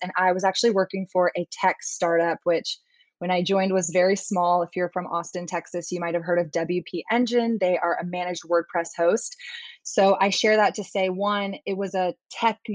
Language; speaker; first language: English; native; English